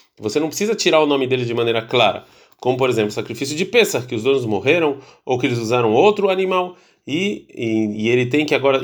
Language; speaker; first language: Portuguese; early bilingual, heritage; Portuguese